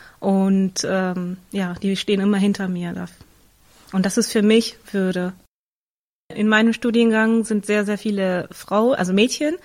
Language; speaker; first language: German; early bilingual, other home language; Tamil